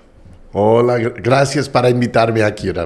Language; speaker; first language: Spanish; non-native, fluent; English